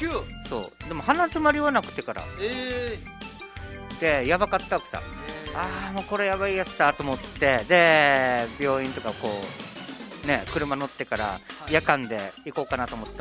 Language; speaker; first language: Japanese; native; Japanese